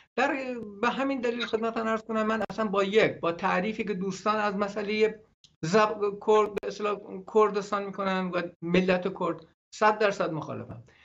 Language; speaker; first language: Persian; non-native, local second language; Gurani